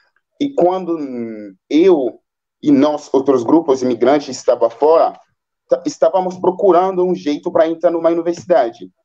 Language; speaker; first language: Portuguese; non-native, fluent; Haitian Creole